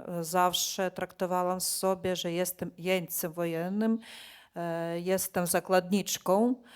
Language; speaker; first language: Polish; non-native, fluent; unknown